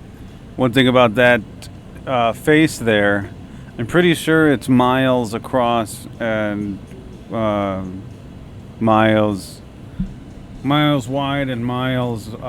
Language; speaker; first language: English; native; English